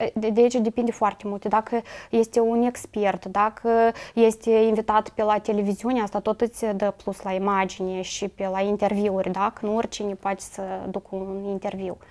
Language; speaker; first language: Romanian; native; Romanian